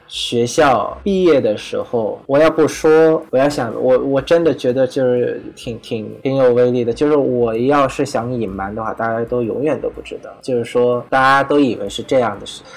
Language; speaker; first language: Chinese; non-native, fluent; Vietnamese